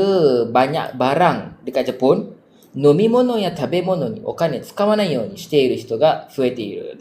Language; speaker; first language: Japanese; non-native, fluent; Malay